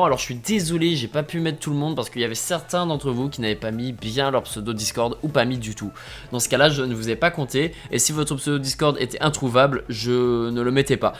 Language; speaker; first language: French; native; French